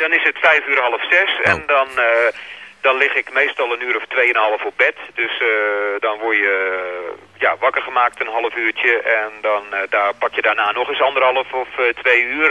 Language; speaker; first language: Dutch; native; Dutch